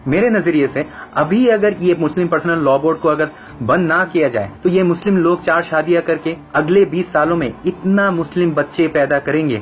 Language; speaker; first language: Hindi; non-native, fluent; Bangla